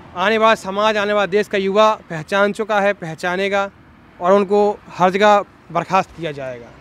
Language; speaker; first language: Hindi; native; Hindi